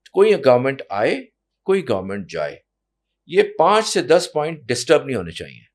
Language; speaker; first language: Urdu; native; Urdu